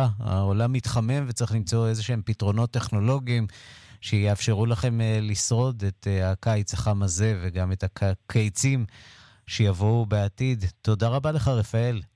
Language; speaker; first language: Hebrew; native; Hebrew